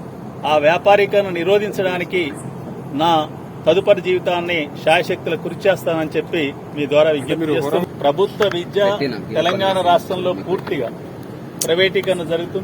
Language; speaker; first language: Telugu; native; Telugu